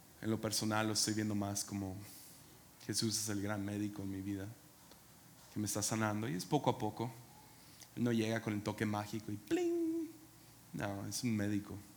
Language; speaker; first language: Spanish; non-native, fluent; English